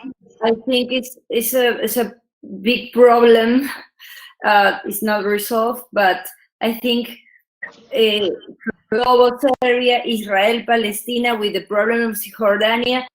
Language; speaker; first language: English; non-native, learner; Spanish